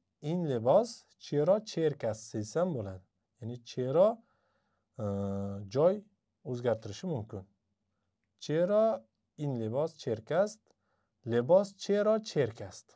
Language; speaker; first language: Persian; non-native, fluent; Uzbek